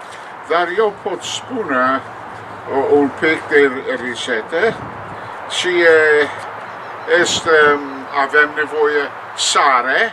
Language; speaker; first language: Romanian; non-native, learner; English